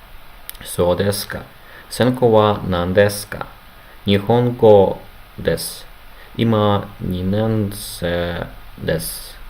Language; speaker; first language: Japanese; non-native, learner; Ukrainian